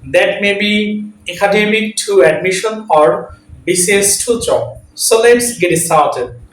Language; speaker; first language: English; non-native, learner; Bangla